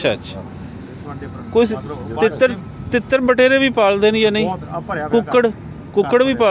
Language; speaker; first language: Hindi; non-native, local second language; Punjabi